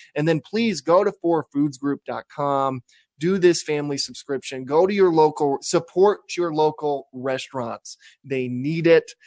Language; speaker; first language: English; native; English